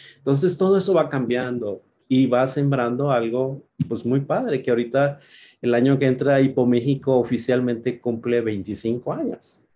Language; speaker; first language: Spanish; native; Spanish